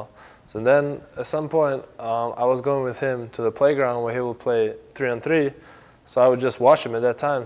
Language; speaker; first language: English; non-native, fluent; Slovenian